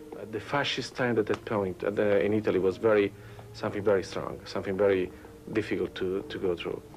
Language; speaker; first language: English; non-native, fluent; Italian